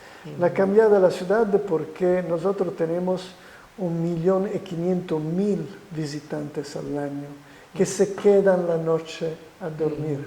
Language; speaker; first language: Spanish; non-native, fluent; Italian